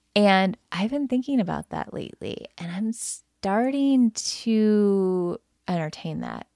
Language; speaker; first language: English; native; English